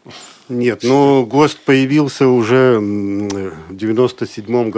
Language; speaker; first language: Russian; native; Russian